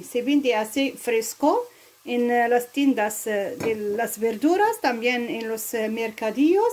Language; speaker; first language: Spanish; non-native, fluent; Arabic